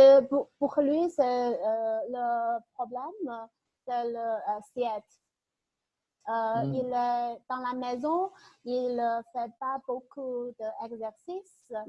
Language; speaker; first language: French; non-native, learner; Chinese